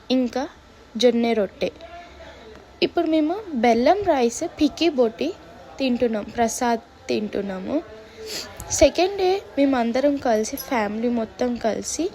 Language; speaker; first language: Telugu; non-native, local second language; Lambadi